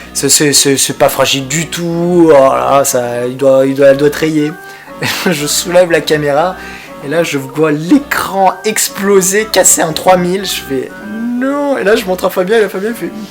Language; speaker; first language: French; native; French